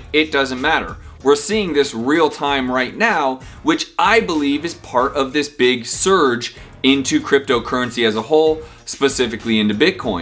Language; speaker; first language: English; native; English